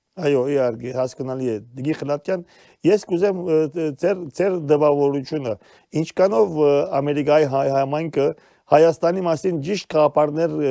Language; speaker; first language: Armenian; early bilingual, heritage; Armenian